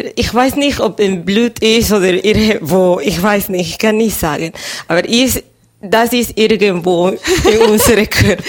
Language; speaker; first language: German; non-native, learner; Spanish